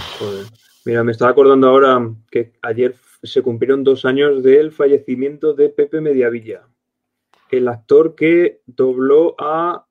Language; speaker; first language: Spanish; native; Spanish